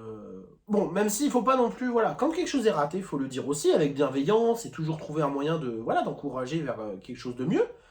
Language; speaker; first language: French; native; French